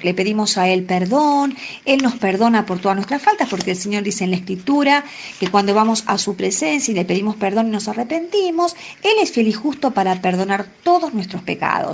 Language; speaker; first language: Spanish; native; Spanish